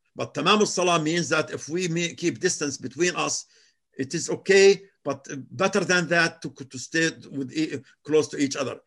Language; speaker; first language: English; non-native, fluent; Arabic